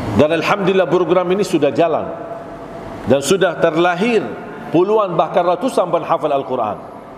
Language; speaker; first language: Malay; non-native, fluent; Arabic